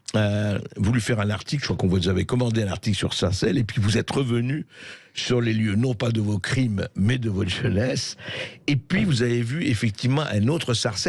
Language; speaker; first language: French; native; French